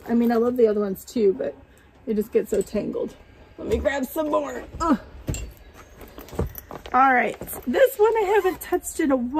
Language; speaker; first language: English; native; English